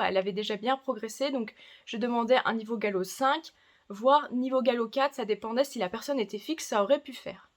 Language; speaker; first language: French; native; French